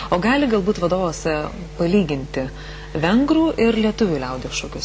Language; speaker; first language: Lithuanian; native; Lithuanian